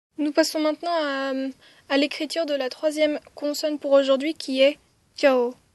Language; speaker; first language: French; early bilingual, other home language; Khmer